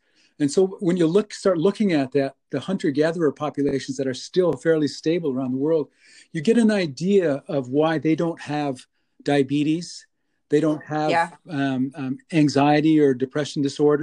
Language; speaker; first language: English; native; English